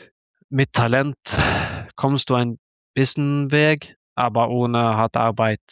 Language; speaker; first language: German; non-native, learner; Norwegian